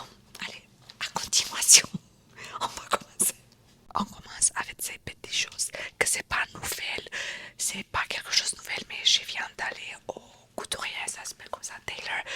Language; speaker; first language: French; non-native, fluent; Romanian